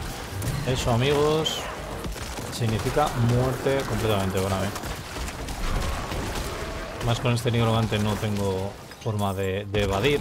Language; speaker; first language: Spanish; native; Spanish